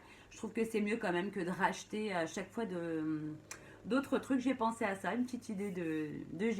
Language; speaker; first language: French; native; French